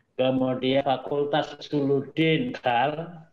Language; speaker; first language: Indonesian; native; Indonesian